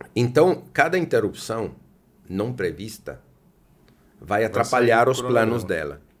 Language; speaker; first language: Portuguese; non-native, fluent; Italian